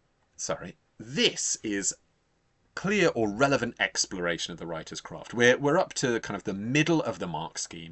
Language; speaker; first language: English; native; English